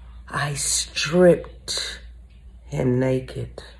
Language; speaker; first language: English; native; English